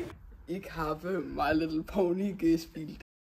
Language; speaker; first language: German; non-native, learner; Danish